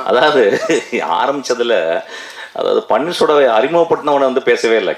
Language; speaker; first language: Tamil; native; Tamil